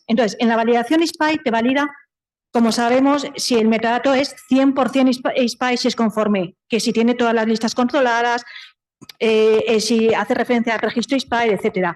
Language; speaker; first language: Spanish; native; Spanish